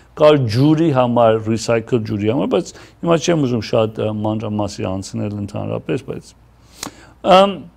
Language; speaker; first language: Armenian; early bilingual, heritage; Armenian